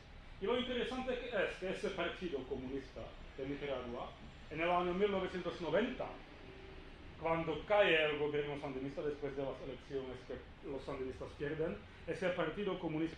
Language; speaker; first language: Spanish; non-native, fluent; Czech